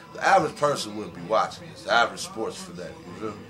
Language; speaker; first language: English; native; English